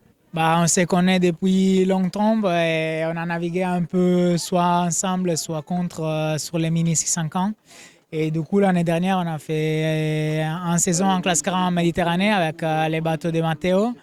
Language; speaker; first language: French; non-native, fluent; Italian